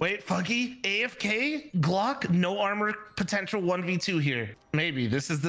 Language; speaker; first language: English; native; English